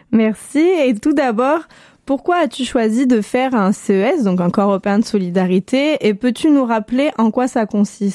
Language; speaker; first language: French; native; French